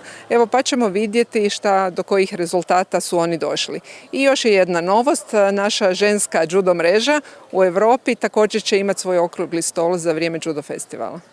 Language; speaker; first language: Croatian; native; Croatian